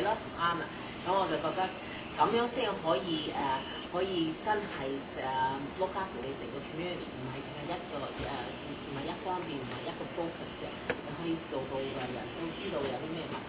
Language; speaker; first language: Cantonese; early bilingual, heritage; Cantonese